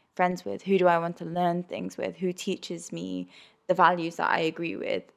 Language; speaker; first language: English; early bilingual, other home language; Urdu